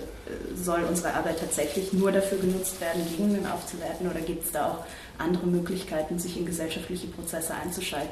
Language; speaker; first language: German; native; German